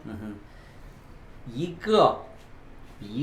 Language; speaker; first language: Chinese; non-native, learner; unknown